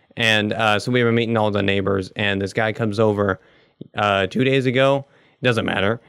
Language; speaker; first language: English; native; English